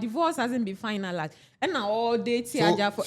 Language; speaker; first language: English; non-native, local second language; Akan